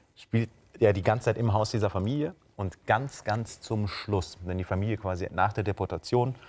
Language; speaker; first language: German; native; German